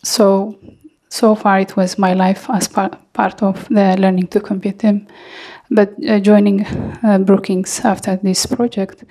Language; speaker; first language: English; non-native, fluent; Amharic